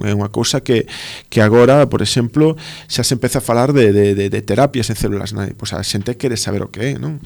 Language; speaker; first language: Galician; non-native, local second language; Spanish